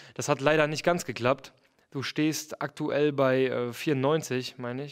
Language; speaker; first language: German; native; German